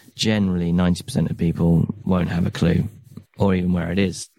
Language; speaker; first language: English; native; English